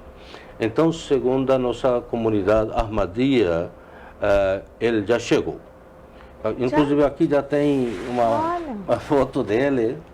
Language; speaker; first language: Portuguese; non-native, fluent; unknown